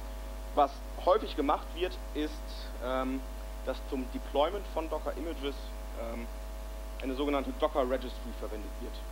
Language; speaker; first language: German; native; German